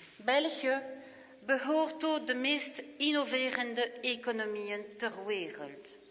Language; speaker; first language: Dutch; non-native, local second language; French